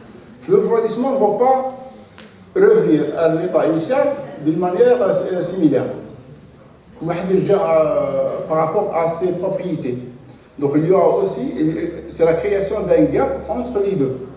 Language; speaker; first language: French; non-native, local second language; Arabic